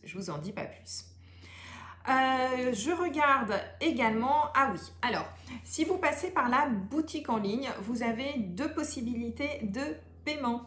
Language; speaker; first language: French; native; French